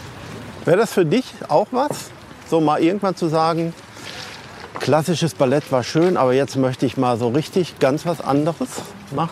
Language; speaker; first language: German; native; German